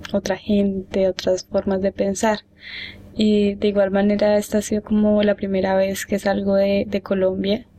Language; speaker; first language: Spanish; native; Spanish